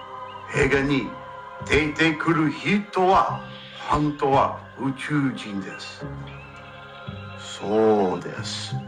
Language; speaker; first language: Japanese; non-native, learner; English